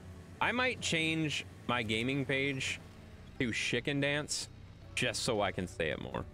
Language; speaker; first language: English; native; English